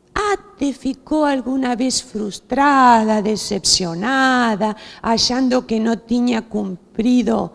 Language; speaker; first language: Portuguese; non-native, fluent; Spanish